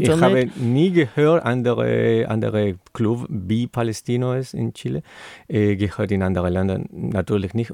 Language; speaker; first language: German; non-native, learner; Spanish